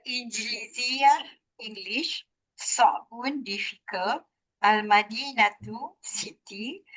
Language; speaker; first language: Arabic; non-native, learner; Malay